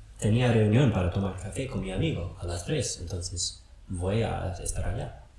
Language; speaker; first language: Spanish; non-native, fluent; English